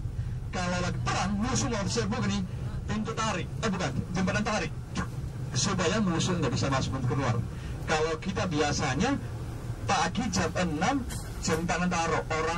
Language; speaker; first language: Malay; non-native, fluent; Chinese